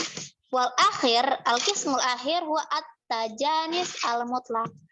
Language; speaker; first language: Arabic; non-native, learner; Indonesian